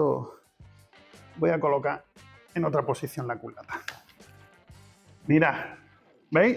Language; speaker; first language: Spanish; native; Spanish